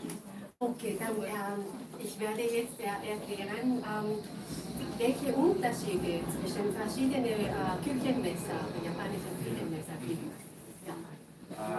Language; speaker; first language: German; non-native, fluent; Japanese